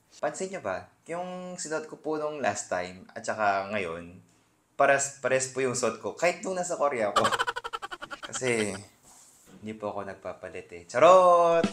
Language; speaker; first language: Filipino; non-native, fluent; Korean